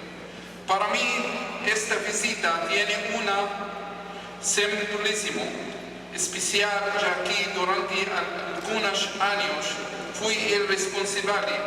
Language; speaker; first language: Spanish; non-native, fluent; Hebrew